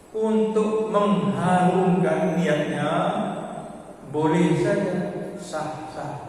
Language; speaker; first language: Indonesian; native; Indonesian